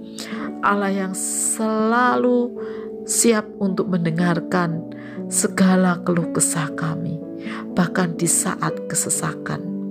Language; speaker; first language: Indonesian; native; Indonesian